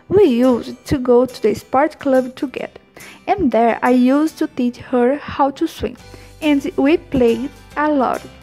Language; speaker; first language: English; non-native, learner; Portuguese